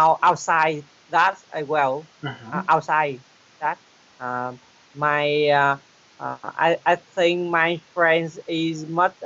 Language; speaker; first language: English; non-native, learner; Vietnamese